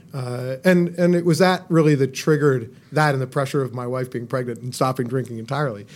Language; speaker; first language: English; native; English